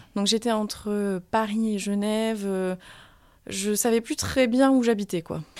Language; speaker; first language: French; native; French